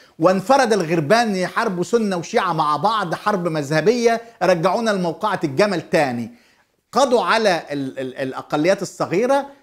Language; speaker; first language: Arabic; native; Arabic